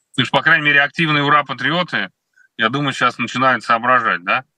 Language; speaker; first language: Russian; native; Russian